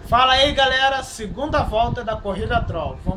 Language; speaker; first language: Portuguese; native; Portuguese